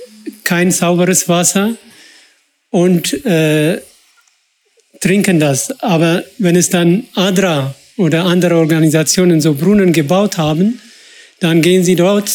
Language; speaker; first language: German; non-native, fluent; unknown